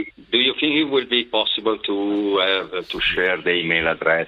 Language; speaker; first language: English; non-native, fluent; Italian